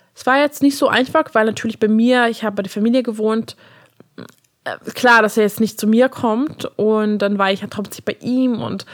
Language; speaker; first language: German; non-native, fluent; Hungarian